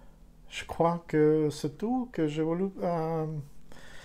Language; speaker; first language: French; non-native, fluent; Ukrainian